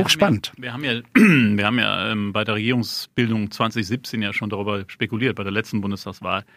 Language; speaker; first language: German; native; German